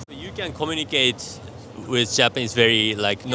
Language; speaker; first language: English; non-native, fluent; Japanese